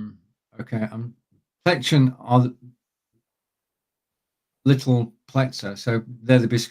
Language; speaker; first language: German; non-native, learner; English